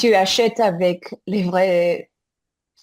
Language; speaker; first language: French; non-native, learner; English